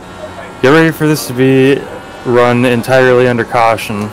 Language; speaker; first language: English; native; English